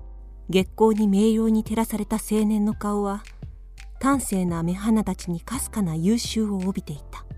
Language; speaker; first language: Japanese; native; Japanese